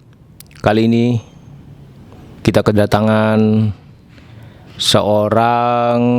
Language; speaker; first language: Indonesian; native; Indonesian